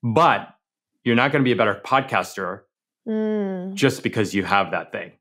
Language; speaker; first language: English; native; English